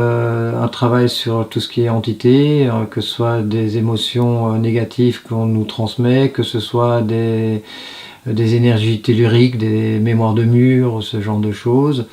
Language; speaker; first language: French; native; French